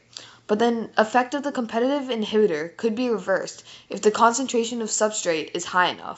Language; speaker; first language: English; native; English